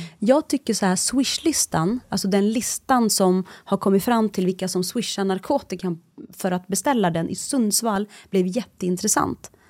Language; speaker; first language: Swedish; early bilingual, other home language; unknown